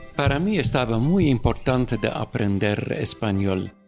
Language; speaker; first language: Spanish; non-native, learner; Dutch